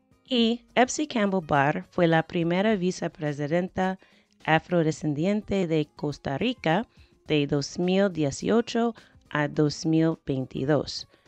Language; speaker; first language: Spanish; non-native, fluent; English